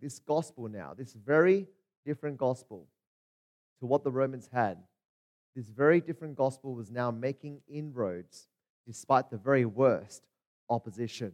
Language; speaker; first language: English; native; English